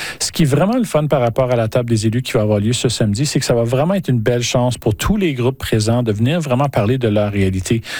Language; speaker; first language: French; native; French